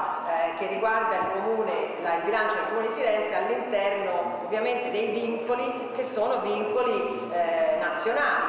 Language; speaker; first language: Italian; native; Italian